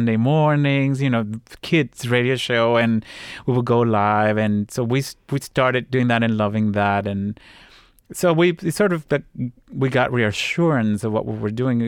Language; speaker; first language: English; non-native, fluent; Spanish